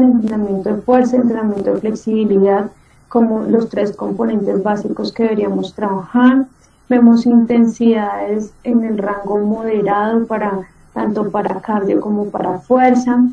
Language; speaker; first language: Spanish; native; Spanish